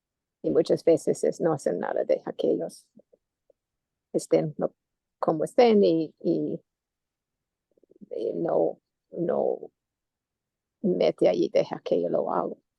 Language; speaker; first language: Spanish; non-native, learner; English